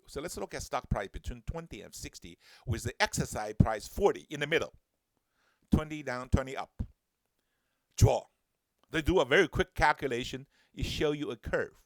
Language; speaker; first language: English; non-native, fluent; Chinese